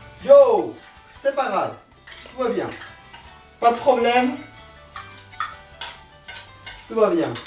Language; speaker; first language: French; non-native, learner; Spanish